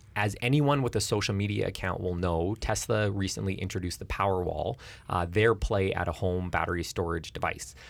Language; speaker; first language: English; native; English